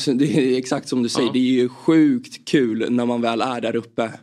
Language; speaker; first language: Swedish; native; Swedish